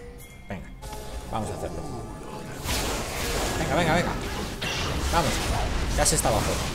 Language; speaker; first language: Spanish; native; Spanish